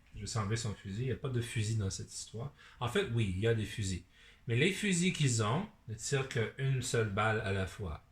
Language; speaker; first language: French; non-native, learner; English